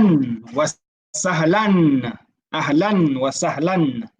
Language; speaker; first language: Arabic; non-native, fluent; English